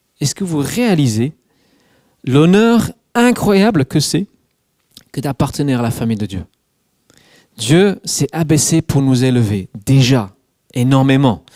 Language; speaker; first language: French; non-native, fluent; English